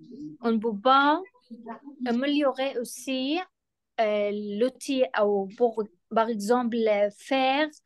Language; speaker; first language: French; non-native, learner; Arabic